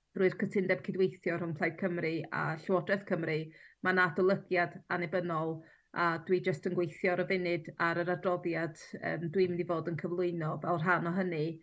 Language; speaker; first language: Welsh; native; Welsh